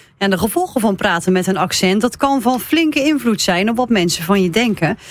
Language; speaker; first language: Dutch; native; Dutch